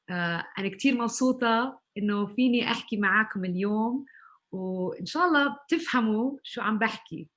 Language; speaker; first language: Arabic; early bilingual, other home language; English